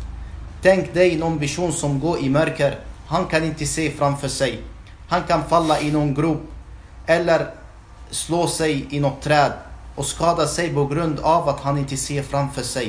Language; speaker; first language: Swedish; non-native, fluent; Arabic